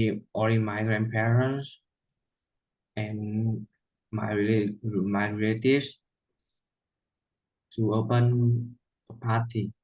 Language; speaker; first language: English; non-native, learner; Vietnamese